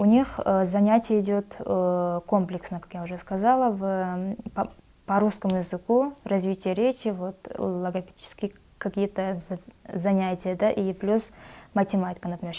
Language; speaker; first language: Russian; non-native, local second language; Kyrgyz